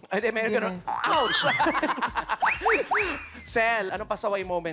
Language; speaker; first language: Filipino; native; Filipino